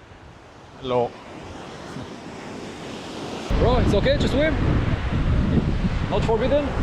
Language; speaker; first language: English; non-native, learner; French